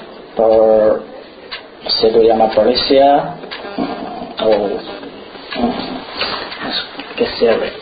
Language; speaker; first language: Spanish; non-native, learner; Chinese